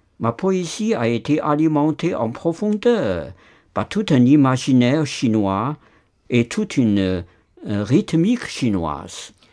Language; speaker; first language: French; non-native, fluent; Chinese